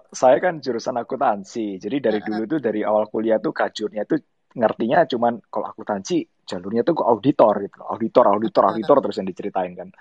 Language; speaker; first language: Indonesian; native; Indonesian